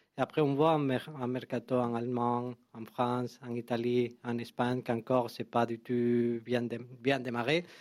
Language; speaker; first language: French; non-native, fluent; Spanish